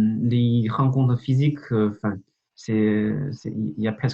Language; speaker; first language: French; non-native, fluent; Chinese